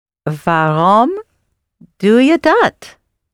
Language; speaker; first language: Dutch; non-native, learner; English